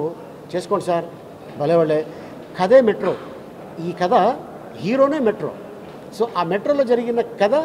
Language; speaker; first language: Telugu; native; Telugu